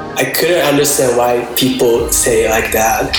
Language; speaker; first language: English; non-native, learner; Japanese